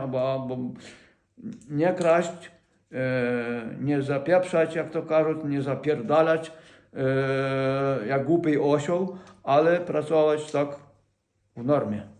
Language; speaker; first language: Polish; non-native, fluent; Ukrainian